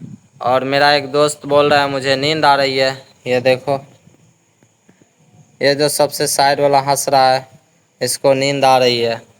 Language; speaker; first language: Hindi; native; Hindi